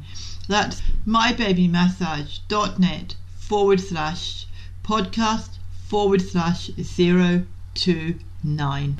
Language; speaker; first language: English; native; English